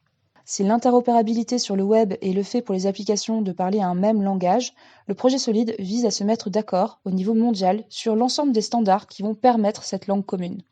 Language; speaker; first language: French; native; French